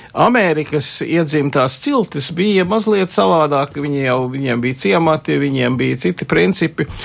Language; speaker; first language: Latvian; early bilingual, heritage; Latvian